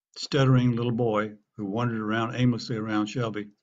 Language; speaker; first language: English; native; English